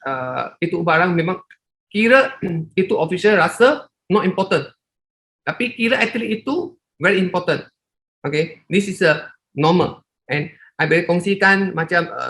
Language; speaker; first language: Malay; non-native, local second language; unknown